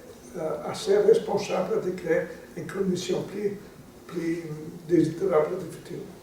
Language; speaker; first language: French; non-native, learner; Italian